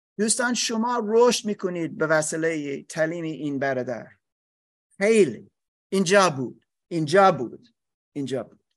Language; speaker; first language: Persian; non-native, learner; English